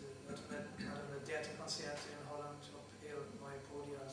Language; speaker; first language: Dutch; non-native, fluent; German